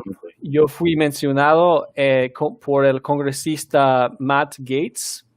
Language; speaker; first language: Spanish; early bilingual, heritage; Spanish